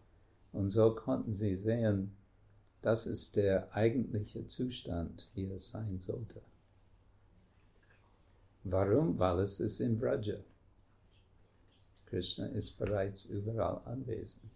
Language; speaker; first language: German; non-native, fluent; English